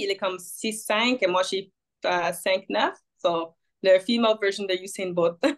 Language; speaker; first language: French; non-native, local second language; English